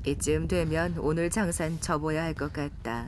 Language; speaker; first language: Korean; native; Korean